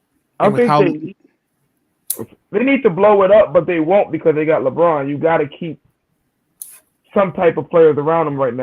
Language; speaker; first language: English; native; English